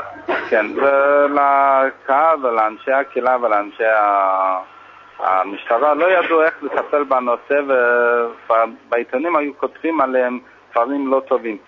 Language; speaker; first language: Hebrew; non-native, fluent; English